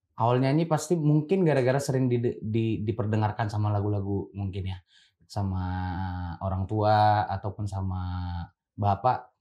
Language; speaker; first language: Indonesian; native; Indonesian